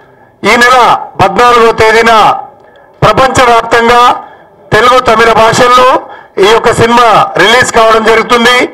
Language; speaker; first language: Telugu; native; Telugu